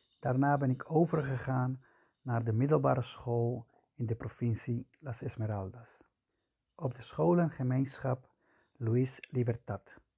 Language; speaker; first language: Dutch; non-native, fluent; Spanish